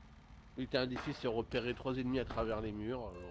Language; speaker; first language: French; native; French